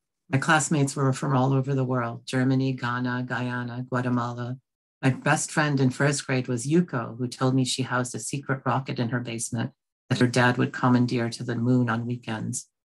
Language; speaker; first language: English; early bilingual, other home language; Bangla